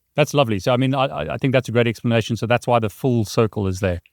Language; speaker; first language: English; native; English